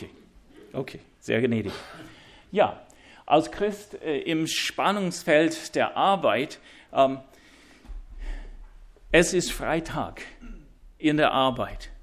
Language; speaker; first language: German; non-native, fluent; English